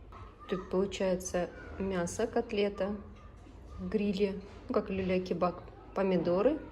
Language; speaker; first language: Russian; native; Russian